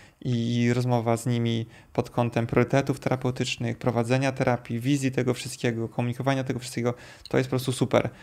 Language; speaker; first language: Polish; native; Polish